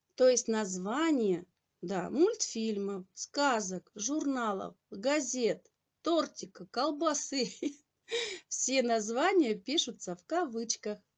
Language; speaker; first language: Russian; native; Russian